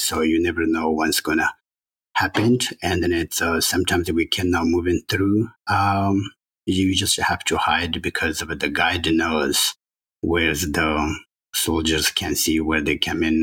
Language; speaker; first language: English; non-native, learner; Chinese